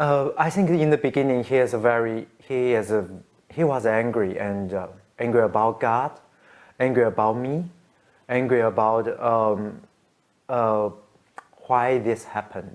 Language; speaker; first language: English; non-native, learner; Chinese